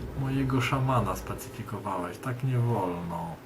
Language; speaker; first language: Polish; native; Polish